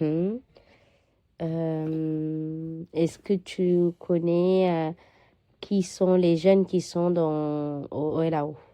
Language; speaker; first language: French; non-native, fluent; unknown